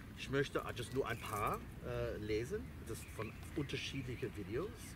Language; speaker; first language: German; non-native, fluent; English